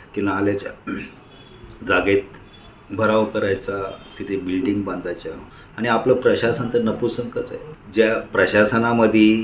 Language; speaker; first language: Marathi; native; Marathi